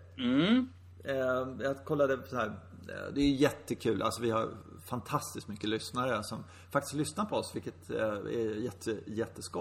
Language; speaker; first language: Swedish; native; Swedish